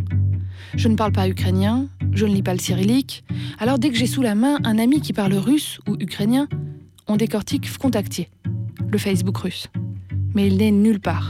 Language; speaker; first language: French; native; French